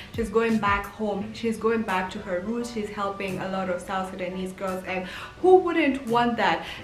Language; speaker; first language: English; early bilingual, heritage; English